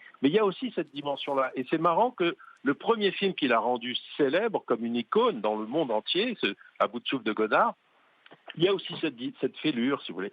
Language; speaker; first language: French; native; French